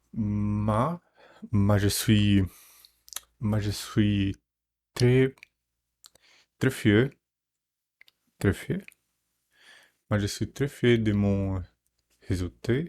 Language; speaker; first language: French; non-native, learner; Portuguese